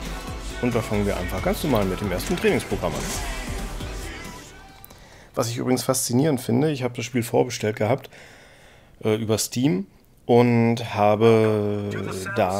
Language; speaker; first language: German; native; German